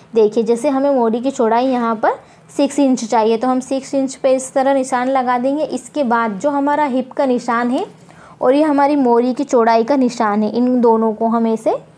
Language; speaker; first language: Hindi; native; Hindi